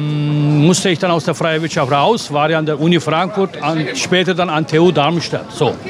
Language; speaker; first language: German; non-native, fluent; Turkish